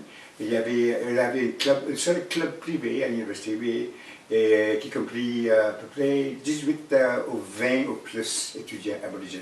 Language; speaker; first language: French; non-native, fluent; Cree